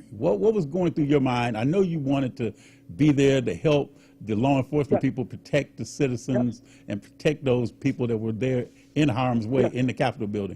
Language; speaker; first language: English; native; English